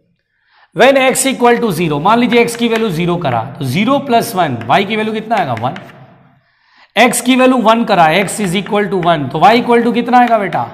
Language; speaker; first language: Hindi; native; Hindi